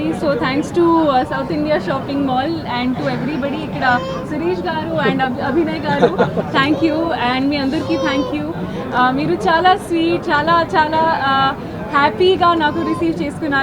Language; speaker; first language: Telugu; non-native, fluent; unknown